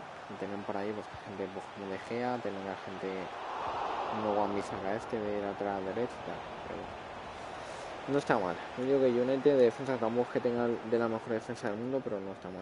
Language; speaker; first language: Spanish; native; Spanish